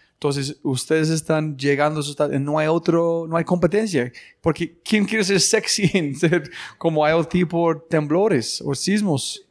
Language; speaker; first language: Spanish; non-native, learner; English